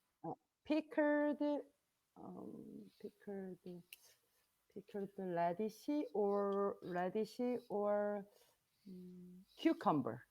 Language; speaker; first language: English; non-native, learner; Korean